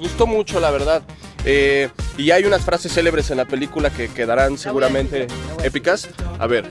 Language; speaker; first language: Spanish; native; Spanish